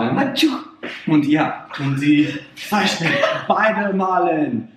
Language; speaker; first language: German; non-native, learner; English